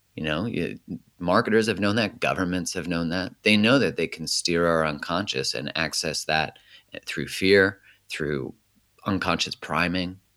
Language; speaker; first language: English; native; English